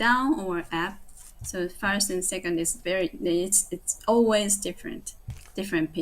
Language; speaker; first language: English; non-native, learner; Japanese